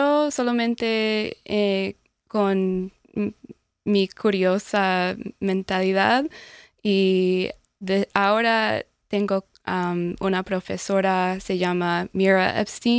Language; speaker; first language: Spanish; non-native, learner; English